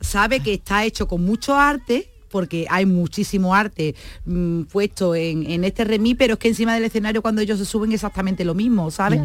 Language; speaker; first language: Spanish; native; Spanish